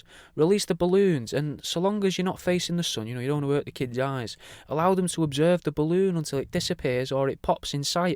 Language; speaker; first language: English; native; English